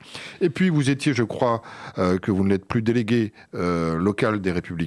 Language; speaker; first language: French; native; French